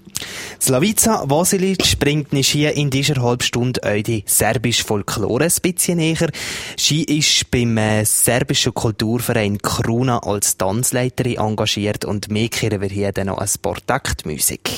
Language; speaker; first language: German; native; German